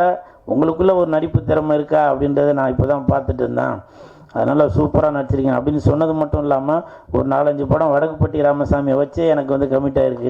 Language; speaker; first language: Tamil; native; Tamil